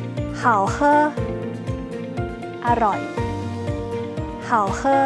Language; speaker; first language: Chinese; non-native, fluent; Thai